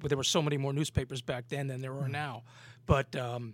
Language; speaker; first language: English; native; English